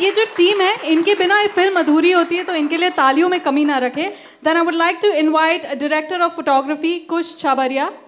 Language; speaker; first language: Hindi; native; Hindi